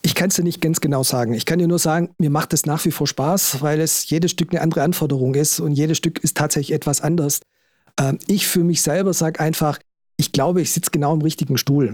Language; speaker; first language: German; native; German